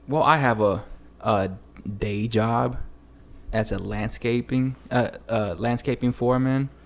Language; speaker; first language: English; early bilingual, other home language; Spanish